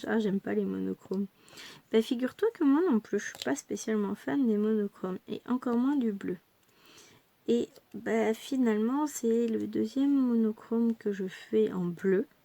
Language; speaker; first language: French; native; French